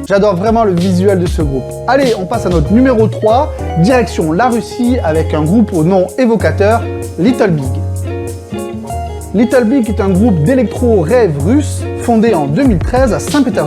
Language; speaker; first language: French; native; French